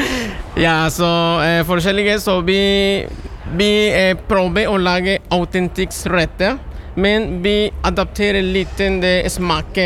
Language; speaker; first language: Norwegian; non-native, learner; Spanish